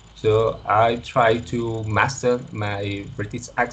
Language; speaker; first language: English; non-native, learner; Spanish